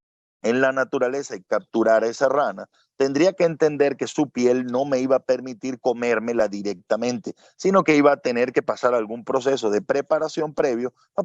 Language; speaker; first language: Spanish; native; Spanish